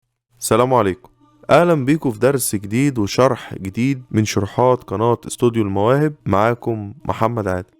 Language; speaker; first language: Arabic; native; Arabic